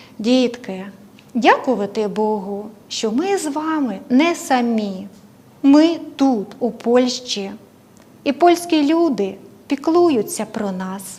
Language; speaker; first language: Ukrainian; native; Ukrainian